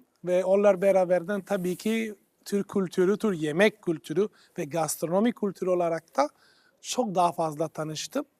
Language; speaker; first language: Turkish; non-native, fluent; Italian